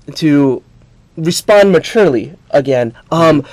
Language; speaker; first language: English; native; English